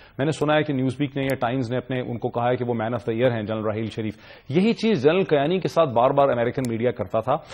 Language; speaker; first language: Urdu; native; Urdu